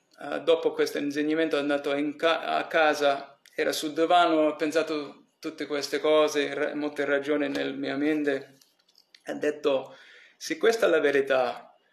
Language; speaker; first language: Italian; early bilingual, heritage; English